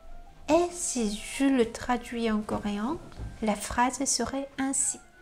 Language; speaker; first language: French; non-native, fluent; Korean